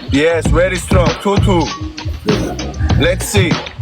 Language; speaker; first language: English; non-native, learner; Georgian